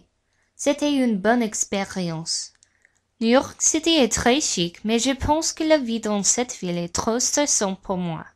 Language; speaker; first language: French; non-native, learner; English